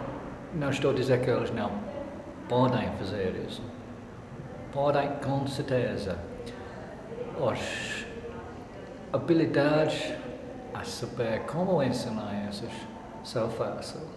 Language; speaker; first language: Portuguese; non-native, learner; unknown